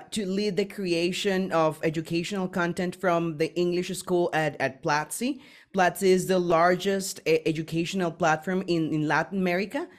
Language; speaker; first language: English; non-native, fluent; Spanish